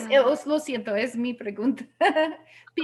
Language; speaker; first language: Spanish; non-native, learner; English